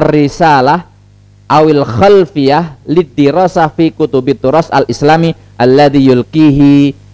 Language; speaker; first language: Arabic; non-native, fluent; Indonesian